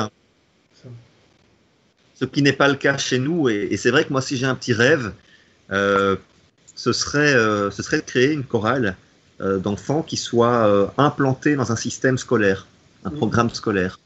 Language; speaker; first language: French; native; French